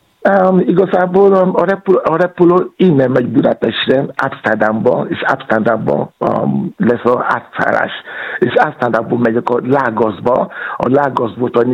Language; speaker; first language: Hungarian; non-native, fluent; Yoruba